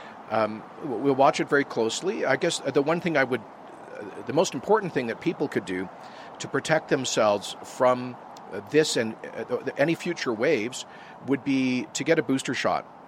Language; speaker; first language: English; native; English